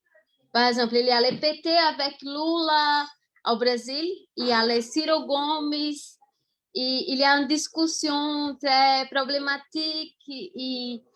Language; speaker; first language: French; non-native, fluent; Portuguese